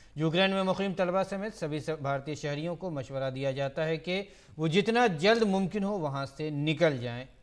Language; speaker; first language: Urdu; native; Urdu